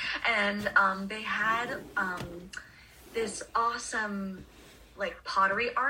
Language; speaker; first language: English; native; English